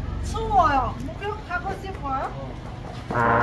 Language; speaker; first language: Korean; non-native, learner; Lao